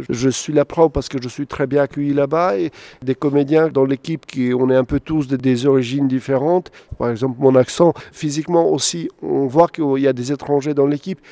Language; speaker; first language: French; non-native, fluent; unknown